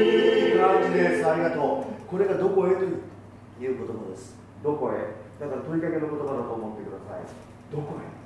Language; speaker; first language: Japanese; native; Japanese